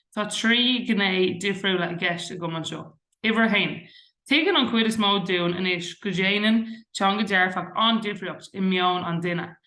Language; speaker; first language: Irish; non-native, local second language; English